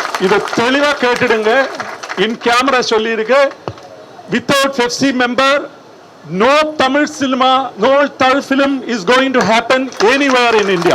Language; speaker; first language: Tamil; non-native, learner; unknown